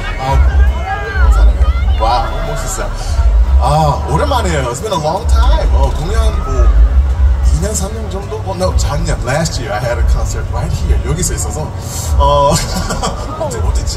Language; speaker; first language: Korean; non-native, learner; English